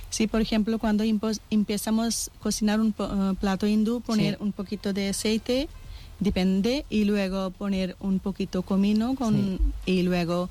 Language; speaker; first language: Spanish; non-native, learner; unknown